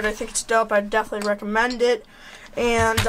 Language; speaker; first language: English; native; English